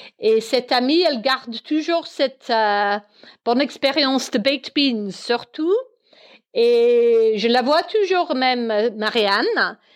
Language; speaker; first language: French; non-native, fluent; English